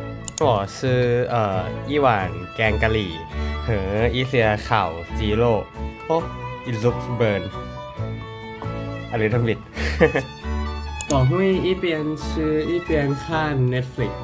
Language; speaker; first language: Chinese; non-native, learner; Thai